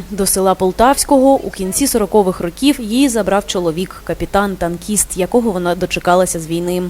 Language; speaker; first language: Ukrainian; native; Ukrainian